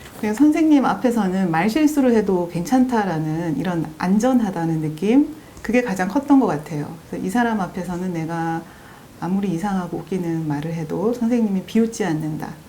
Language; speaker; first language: Korean; native; Korean